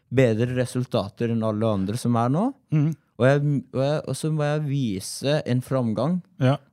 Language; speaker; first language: Norwegian; non-native, fluent; Persian